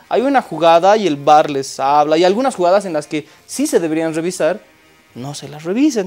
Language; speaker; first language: Spanish; native; Spanish